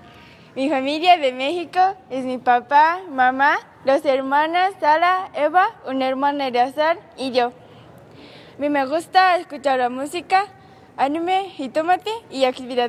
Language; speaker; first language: Spanish; non-native, learner; Japanese